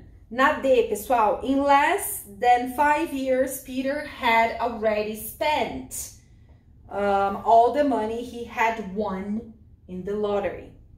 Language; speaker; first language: English; non-native, fluent; Portuguese